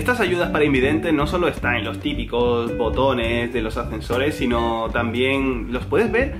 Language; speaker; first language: Spanish; native; Spanish